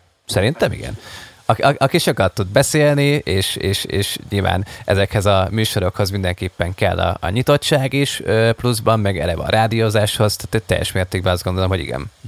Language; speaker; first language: Hungarian; native; Hungarian